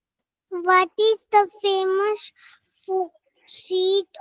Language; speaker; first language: English; non-native, learner; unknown